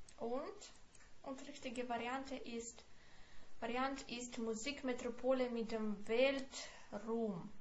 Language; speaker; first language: German; non-native, fluent; Ukrainian